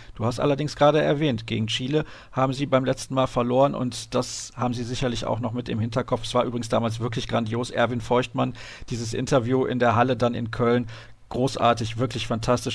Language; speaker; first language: German; native; German